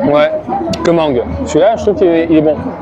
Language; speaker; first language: French; native; French